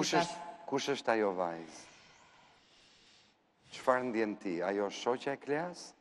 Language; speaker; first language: Albanian; native; Albanian